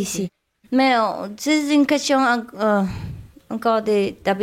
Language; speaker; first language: French; non-native, learner; Chinese